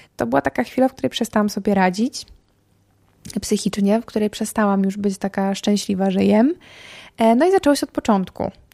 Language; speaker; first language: Polish; native; Polish